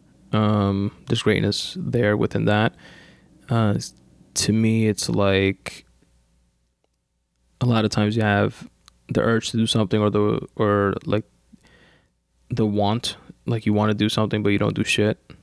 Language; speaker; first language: English; native; English